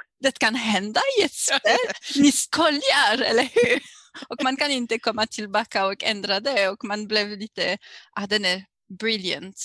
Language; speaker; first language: Swedish; non-native, fluent; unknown